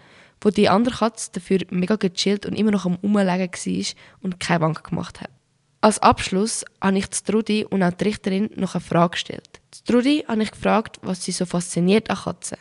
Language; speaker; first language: German; native; German